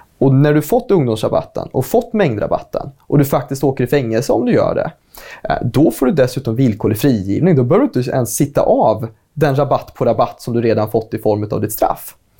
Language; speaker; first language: Swedish; native; Swedish